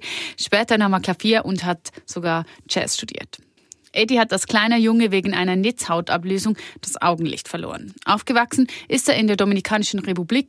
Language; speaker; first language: German; native; German